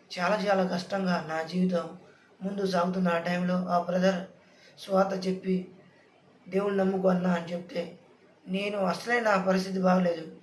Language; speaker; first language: Telugu; non-native, local second language; Lambadi